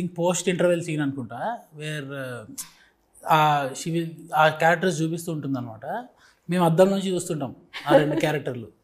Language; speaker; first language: Telugu; native; Telugu